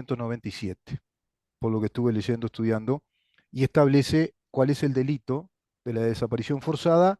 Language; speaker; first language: Spanish; native; Spanish